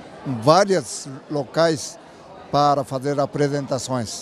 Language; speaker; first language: Portuguese; non-native, learner; Japanese